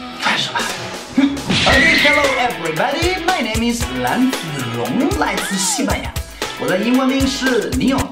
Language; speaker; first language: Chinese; non-native, fluent; Spanish